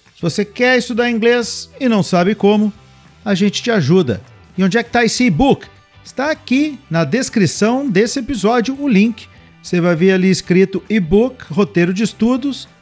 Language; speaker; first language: Portuguese; native; Portuguese